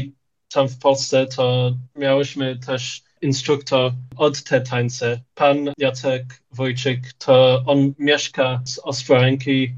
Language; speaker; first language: Polish; early bilingual, heritage; English